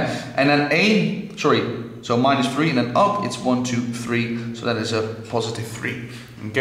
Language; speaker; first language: English; non-native, fluent; Dutch